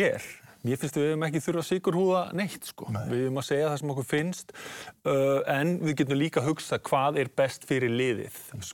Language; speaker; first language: Icelandic; native; Icelandic